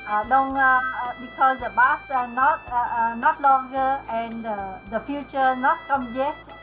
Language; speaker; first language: English; non-native, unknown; Vietnamese